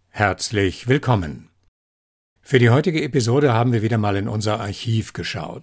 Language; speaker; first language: German; native; German